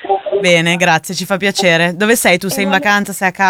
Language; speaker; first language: Italian; native; Italian